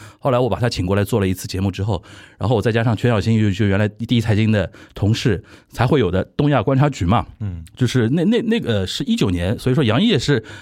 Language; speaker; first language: Chinese; native; Chinese